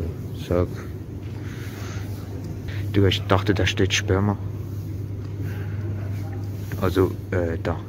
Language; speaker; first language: German; early bilingual, other home language; Turkish